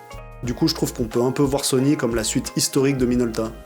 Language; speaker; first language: French; native; French